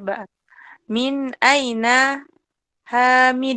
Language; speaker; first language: Arabic; non-native, learner; Indonesian